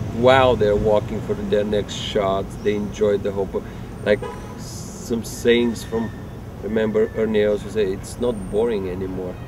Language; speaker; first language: English; non-native, fluent; Bulgarian